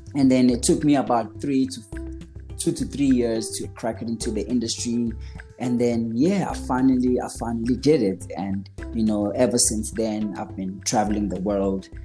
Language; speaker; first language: English; non-native, local second language; Zulu